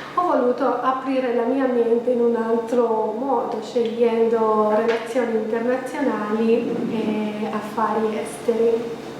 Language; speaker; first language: Italian; non-native, fluent; Albanian